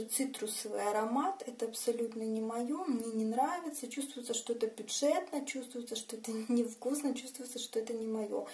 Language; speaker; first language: Russian; native; Russian